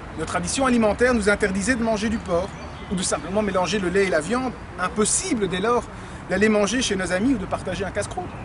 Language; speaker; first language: French; native; French